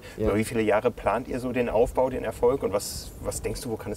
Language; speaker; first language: German; native; German